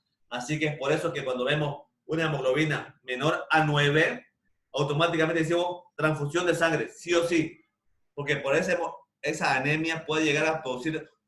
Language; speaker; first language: Spanish; native; Spanish